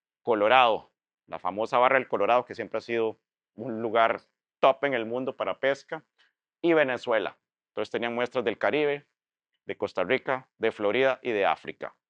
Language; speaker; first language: Spanish; native; Spanish